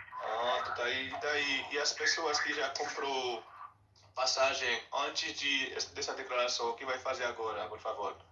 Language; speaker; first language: Portuguese; non-native, fluent; Haitian Creole